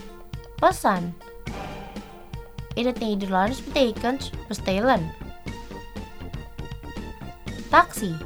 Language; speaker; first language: Dutch; non-native, fluent; Indonesian